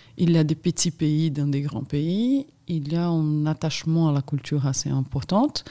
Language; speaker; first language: French; non-native, fluent; Portuguese